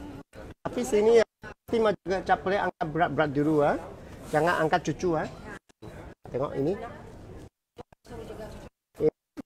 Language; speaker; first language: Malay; non-native, local second language; Chinese